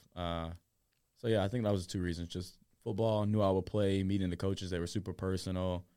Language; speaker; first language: English; native; English